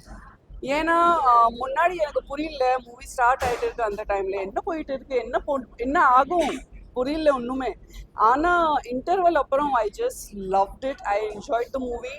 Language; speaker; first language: Tamil; non-native, fluent; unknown